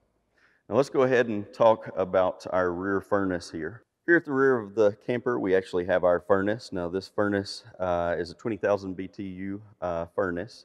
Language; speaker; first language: English; native; English